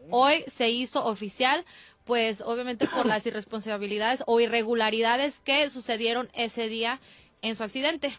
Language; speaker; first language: Spanish; early bilingual, heritage; Spanish